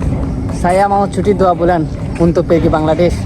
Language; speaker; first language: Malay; non-native, learner; Bangla